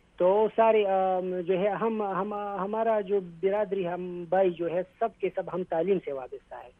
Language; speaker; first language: Urdu; non-native, local second language; Pashto